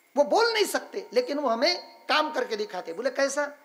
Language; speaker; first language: Hindi; non-native, local second language; Marathi